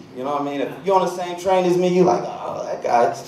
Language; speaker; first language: English; native; English